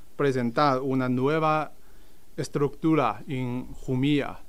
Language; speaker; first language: Spanish; non-native, learner; Chinese